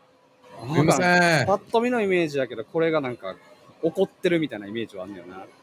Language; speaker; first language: Japanese; native; Japanese